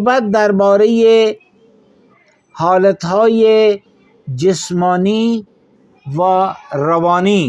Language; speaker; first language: Persian; non-native, fluent; Urdu